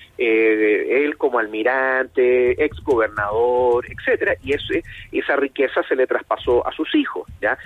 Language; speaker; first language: Spanish; native; Spanish